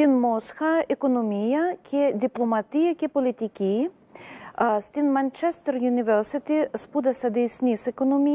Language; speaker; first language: Greek; non-native, learner; Russian